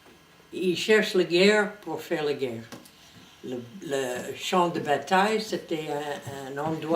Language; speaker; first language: French; non-native, fluent; English